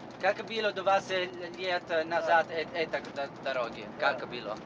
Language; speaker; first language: Russian; non-native, learner; Italian